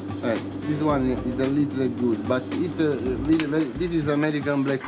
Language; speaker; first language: English; non-native, learner; Italian